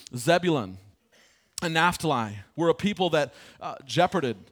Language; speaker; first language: English; native; English